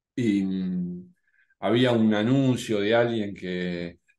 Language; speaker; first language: Spanish; native; Spanish